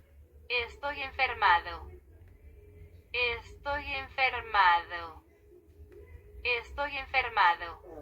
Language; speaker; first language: Spanish; non-native, learner; Haitian Creole